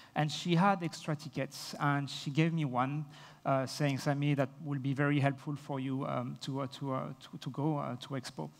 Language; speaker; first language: English; non-native, fluent; French